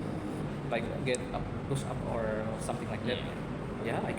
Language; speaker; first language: English; non-native, learner; Indonesian